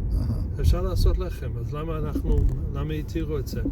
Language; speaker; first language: Hebrew; non-native, fluent; English